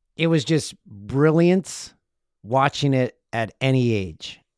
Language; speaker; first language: English; native; English